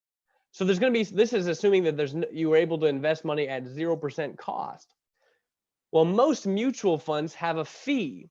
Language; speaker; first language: English; native; English